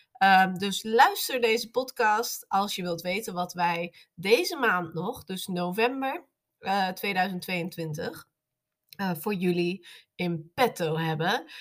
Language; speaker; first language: Dutch; native; Dutch